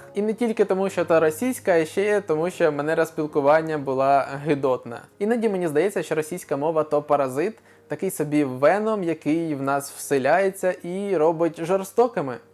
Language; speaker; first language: Ukrainian; non-native, local second language; Russian